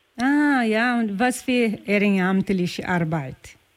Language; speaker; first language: German; non-native, fluent; Portuguese